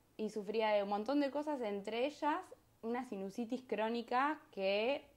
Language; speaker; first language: Spanish; native; Spanish